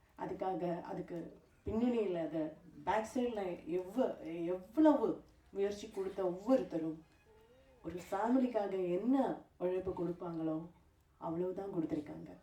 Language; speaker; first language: Tamil; non-native, fluent; Malayalam